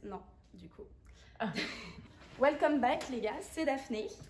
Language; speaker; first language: French; native; French